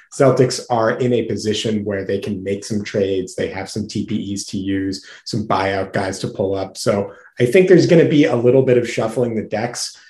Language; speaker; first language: English; native; English